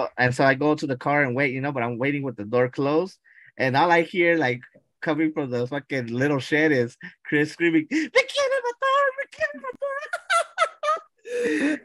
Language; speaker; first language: English; early bilingual, other home language; Spanish